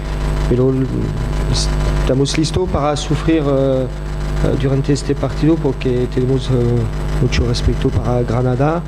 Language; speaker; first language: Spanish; non-native, fluent; French